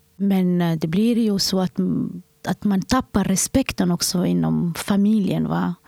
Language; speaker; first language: Swedish; non-native, fluent; Somali